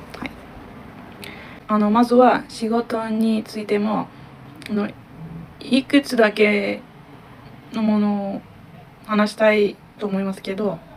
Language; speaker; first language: Japanese; non-native, learner; Turkish